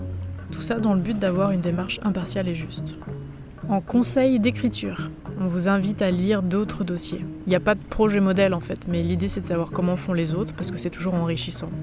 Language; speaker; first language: French; native; French